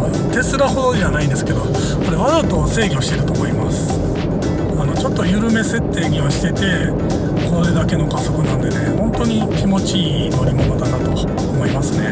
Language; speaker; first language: Japanese; native; Japanese